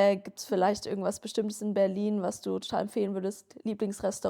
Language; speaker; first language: German; native; German